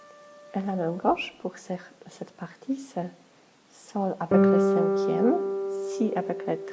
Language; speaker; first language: French; non-native, fluent; Polish